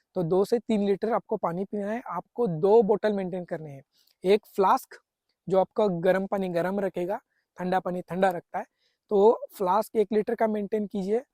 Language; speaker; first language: Hindi; non-native, local second language; Marathi